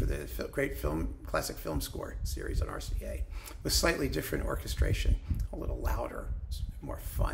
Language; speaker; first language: English; native; English